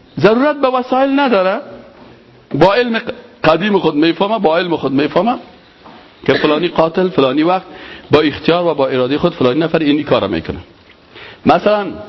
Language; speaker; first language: Persian; native; Persian